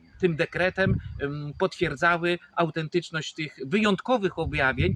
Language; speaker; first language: Polish; native; Polish